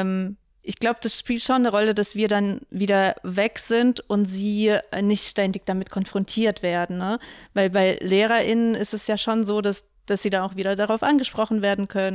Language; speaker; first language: German; native; German